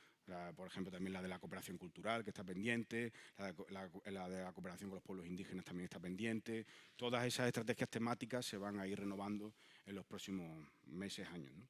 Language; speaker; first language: Spanish; native; Spanish